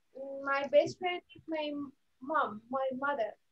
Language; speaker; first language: English; non-native, learner; Bangla